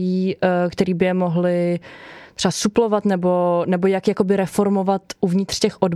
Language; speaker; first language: Czech; native; Czech